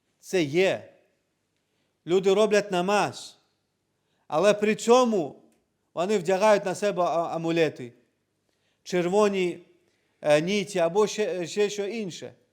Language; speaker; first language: Ukrainian; non-native, local second language; Crimean Tatar